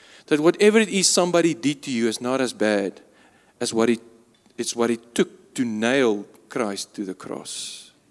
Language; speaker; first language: English; non-native, local second language; Afrikaans